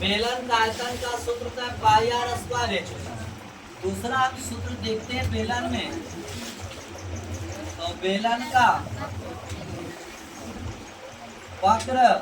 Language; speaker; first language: Hindi; native; Hindi